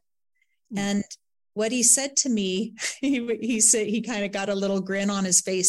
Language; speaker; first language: English; native; English